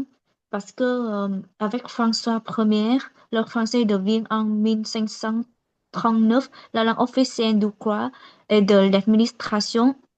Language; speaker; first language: French; non-native, learner; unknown